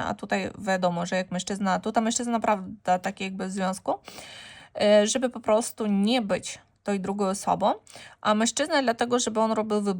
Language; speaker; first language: Polish; non-native, fluent; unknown